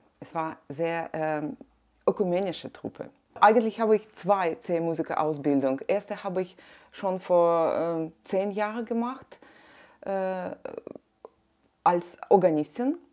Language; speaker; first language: German; non-native, fluent; Russian